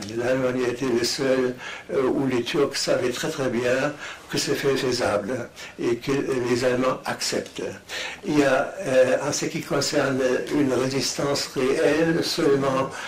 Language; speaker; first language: French; non-native, fluent; German